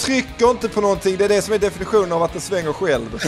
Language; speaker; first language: Swedish; native; Swedish